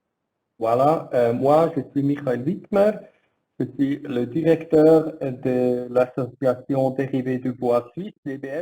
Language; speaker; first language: French; non-native, learner; German